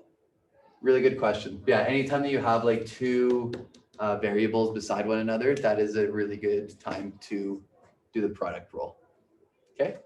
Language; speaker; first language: English; native; English